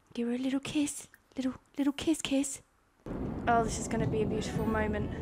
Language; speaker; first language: English; native; English